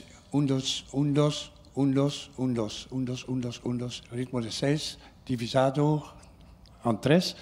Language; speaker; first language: Spanish; non-native, learner; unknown